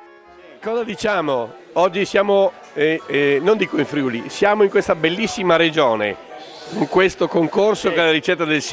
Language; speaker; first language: Italian; native; Italian